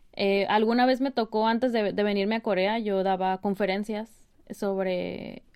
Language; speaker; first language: Spanish; native; Spanish